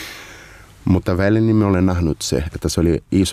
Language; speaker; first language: Finnish; non-native, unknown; Portuguese